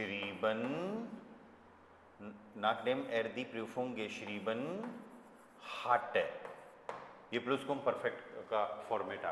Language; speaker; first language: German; non-native, fluent; Hindi